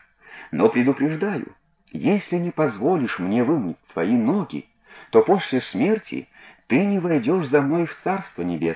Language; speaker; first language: Russian; native; Russian